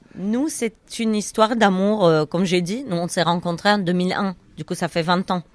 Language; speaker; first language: French; non-native, fluent; Arabic